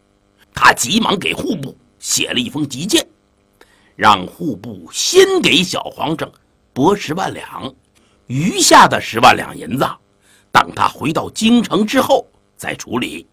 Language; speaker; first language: Chinese; native; Chinese